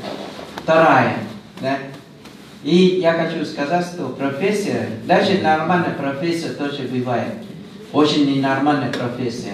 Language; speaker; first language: Russian; non-native, fluent; Thai